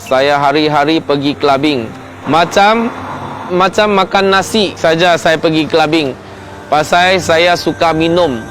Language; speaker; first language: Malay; non-native, local second language; Chinese